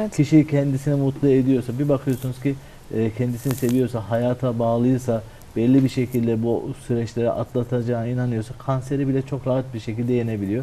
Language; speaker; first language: Turkish; native; Turkish